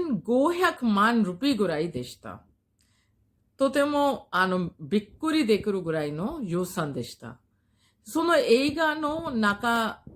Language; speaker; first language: Japanese; non-native, fluent; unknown